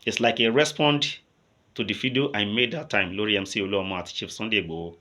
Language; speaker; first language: English; non-native, local second language; Yoruba